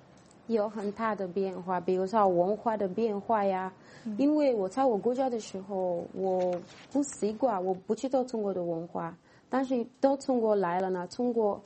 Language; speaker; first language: Chinese; non-native, fluent; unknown